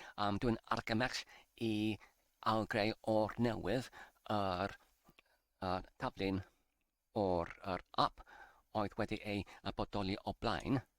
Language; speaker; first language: Welsh; non-native, learner; English